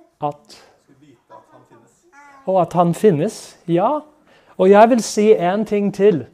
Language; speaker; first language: Norwegian; non-native, fluent; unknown